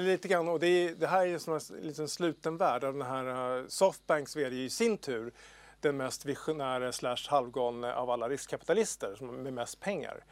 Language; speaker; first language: Swedish; native; Swedish